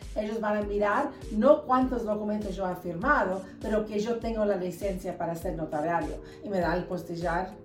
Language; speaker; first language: Spanish; early bilingual, heritage; Spanish